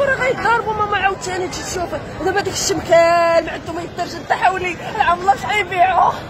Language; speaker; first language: Arabic; native; Arabic